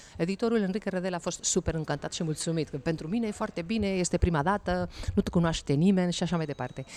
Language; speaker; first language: Romanian; non-native, fluent; Spanish